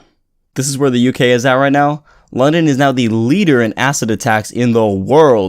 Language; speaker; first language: English; native; English